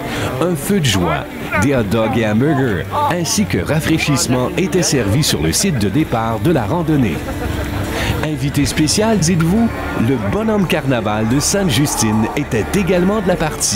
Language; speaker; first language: French; native; French